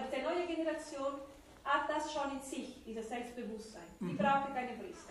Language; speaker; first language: German; non-native, fluent; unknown